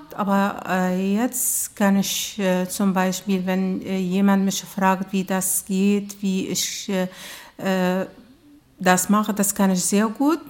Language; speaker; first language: German; non-native, learner; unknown